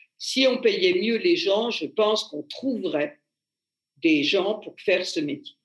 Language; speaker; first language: French; native; French